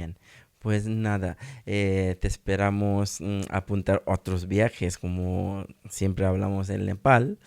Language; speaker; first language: Spanish; non-native, learner; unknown